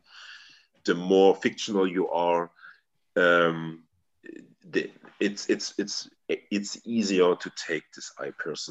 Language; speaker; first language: English; non-native, fluent; German